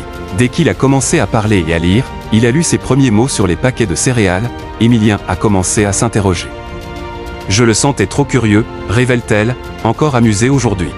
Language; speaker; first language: French; native; French